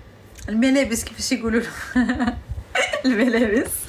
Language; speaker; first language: French; non-native, learner; Arabic